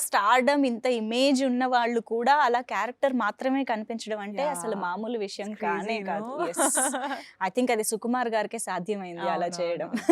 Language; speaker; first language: Telugu; native; Telugu